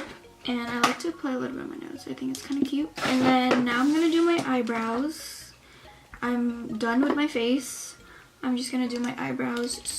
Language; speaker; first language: English; native; English